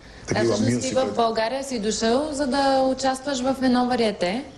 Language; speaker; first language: Bulgarian; native; Bulgarian